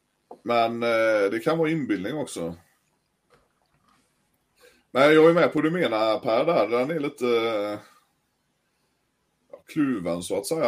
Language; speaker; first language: Swedish; native; Swedish